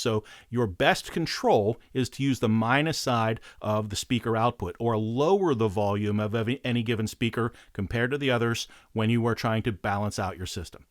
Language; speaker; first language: English; native; English